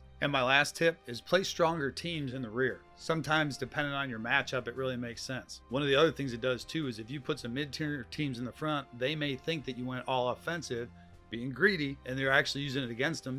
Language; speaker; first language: English; native; English